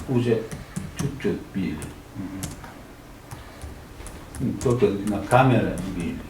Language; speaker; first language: Russian; non-native, learner; Uzbek